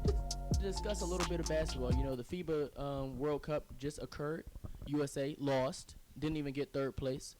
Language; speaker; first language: English; native; English